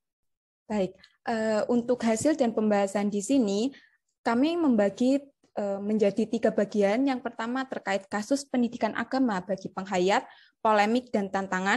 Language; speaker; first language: Indonesian; native; Indonesian